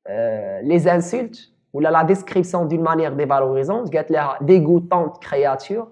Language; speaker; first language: French; non-native, local second language; Arabic